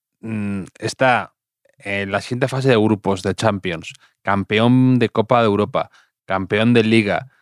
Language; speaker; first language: Spanish; native; Spanish